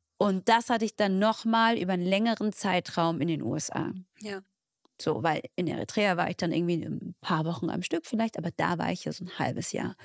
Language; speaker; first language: German; early bilingual, other home language; Tigrinya